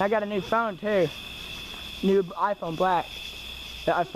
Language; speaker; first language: English; native; English